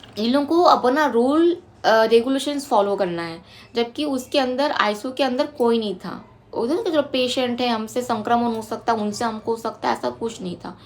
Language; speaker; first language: Hindi; non-native, local second language; Bangla